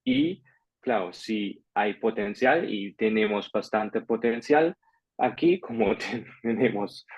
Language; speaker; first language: Spanish; non-native, fluent; German